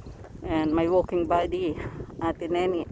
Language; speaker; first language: English; non-native, local second language; Filipino